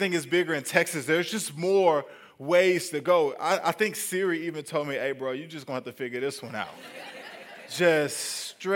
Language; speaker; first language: English; native; English